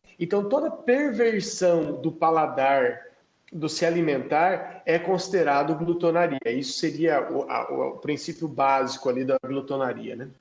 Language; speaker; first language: Portuguese; native; Portuguese